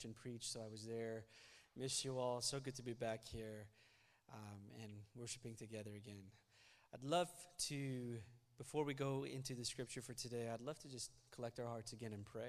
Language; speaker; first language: English; native; English